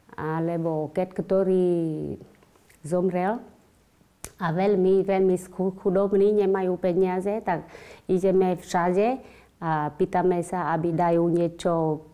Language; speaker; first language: Slovak; non-native, learner; Vietnamese